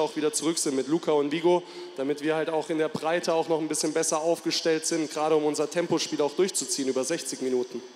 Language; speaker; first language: German; native; German